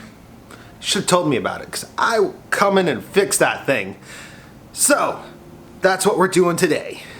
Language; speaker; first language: English; native; English